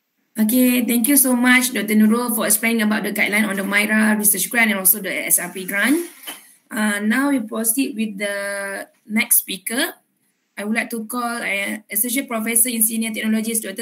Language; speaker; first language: English; non-native, local second language; Malay